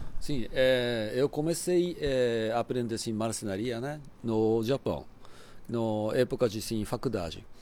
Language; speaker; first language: Portuguese; non-native, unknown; Japanese